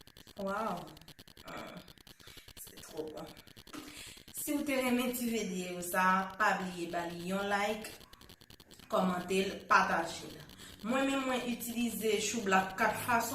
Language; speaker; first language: French; non-native, learner; Haitian Creole